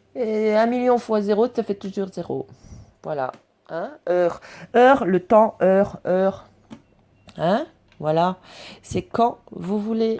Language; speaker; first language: French; native; French